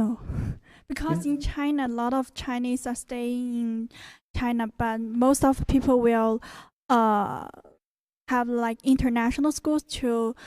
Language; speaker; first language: English; non-native, learner; Chinese